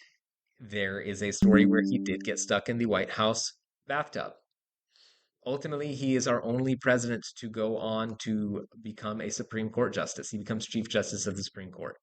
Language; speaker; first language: English; native; English